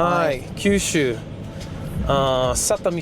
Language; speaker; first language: Japanese; non-native, learner; English